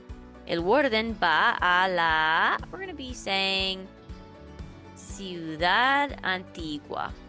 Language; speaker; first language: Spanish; non-native, fluent; English